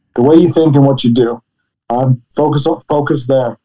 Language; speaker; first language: English; native; English